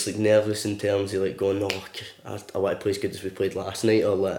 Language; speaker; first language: English; native; English